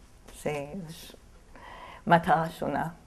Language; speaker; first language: Hebrew; non-native, fluent; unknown